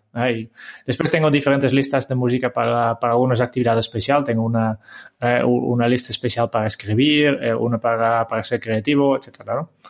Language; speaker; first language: Spanish; non-native, fluent; Dutch